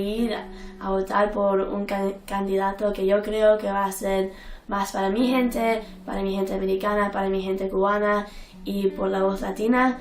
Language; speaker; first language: Spanish; early bilingual, heritage; Spanish